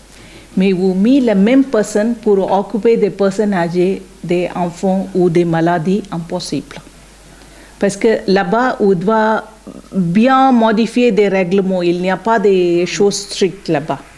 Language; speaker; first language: French; non-native, learner; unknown